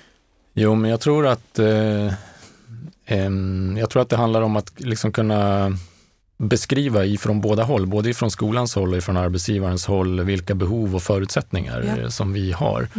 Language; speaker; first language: Swedish; native; Swedish